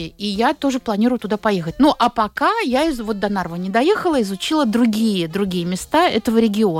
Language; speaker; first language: Russian; native; Russian